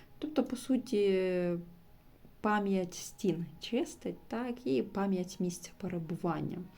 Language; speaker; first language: Ukrainian; non-native, local second language; Russian